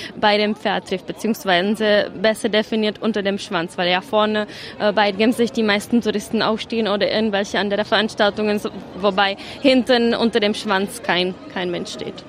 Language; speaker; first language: German; non-native, fluent; Czech